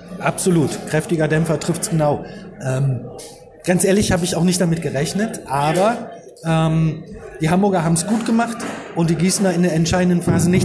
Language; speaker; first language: German; native; German